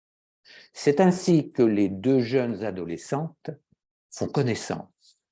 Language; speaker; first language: French; native; French